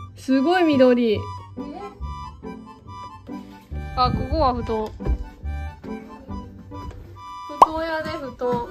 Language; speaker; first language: Japanese; native; Japanese